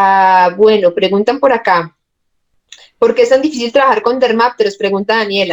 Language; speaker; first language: Spanish; native; Spanish